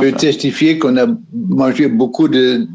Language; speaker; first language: French; non-native, fluent; Dutch